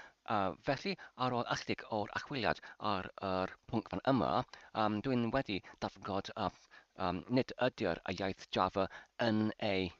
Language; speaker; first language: Welsh; non-native, learner; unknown